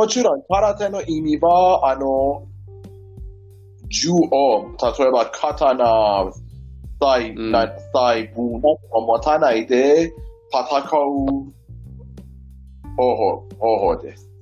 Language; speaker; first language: Japanese; non-native, learner; Persian